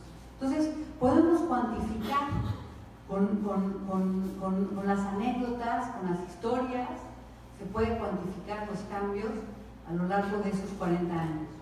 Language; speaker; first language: Spanish; native; Spanish